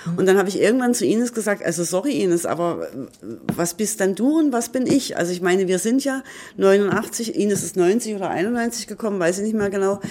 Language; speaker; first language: German; native; German